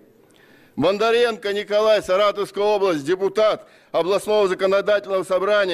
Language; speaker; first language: Russian; native; Russian